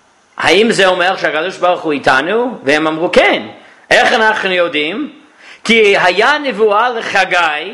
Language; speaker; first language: Hebrew; non-native, fluent; English